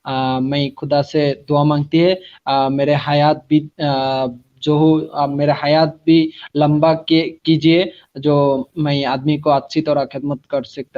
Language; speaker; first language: Hindi; non-native, learner; Bangla